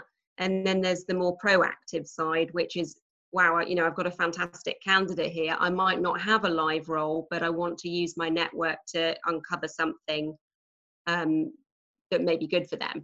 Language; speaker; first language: English; native; English